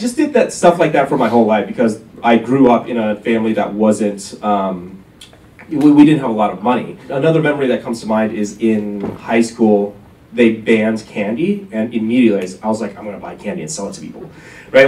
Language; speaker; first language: English; native; English